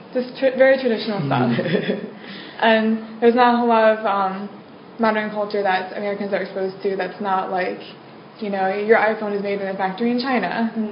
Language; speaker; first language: English; native; English